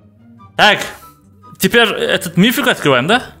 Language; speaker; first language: Russian; non-native, local second language; Uzbek